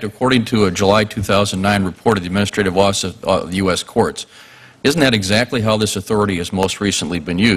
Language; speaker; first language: English; native; English